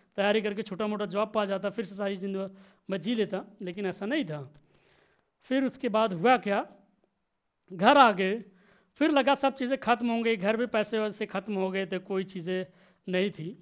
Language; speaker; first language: Hindi; native; Hindi